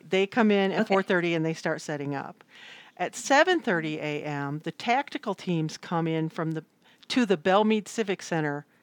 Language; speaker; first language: English; native; English